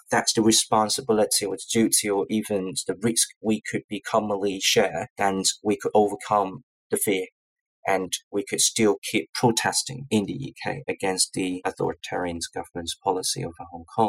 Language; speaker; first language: English; non-native, local second language; Cantonese